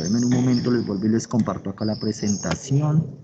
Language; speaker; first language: Spanish; native; Spanish